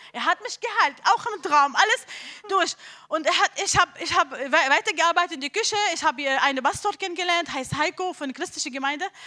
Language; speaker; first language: German; non-native, learner; Arabic